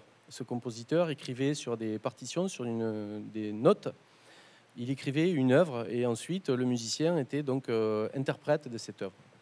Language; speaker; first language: French; native; French